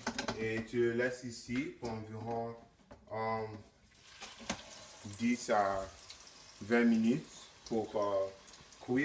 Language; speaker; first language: French; non-native, learner; English